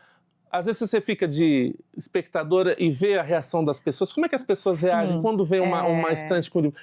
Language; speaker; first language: Portuguese; native; Portuguese